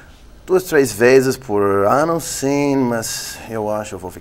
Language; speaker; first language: Portuguese; non-native, fluent; English